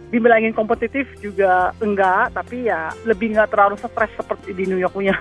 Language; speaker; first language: Indonesian; native; Indonesian